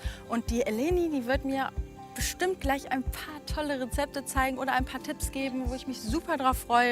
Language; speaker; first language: German; native; German